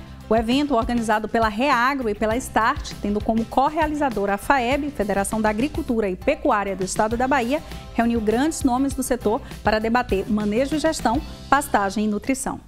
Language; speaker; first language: Portuguese; native; Portuguese